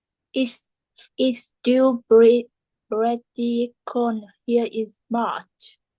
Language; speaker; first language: English; non-native, learner; Vietnamese